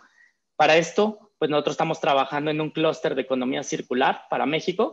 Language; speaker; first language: Spanish; native; Spanish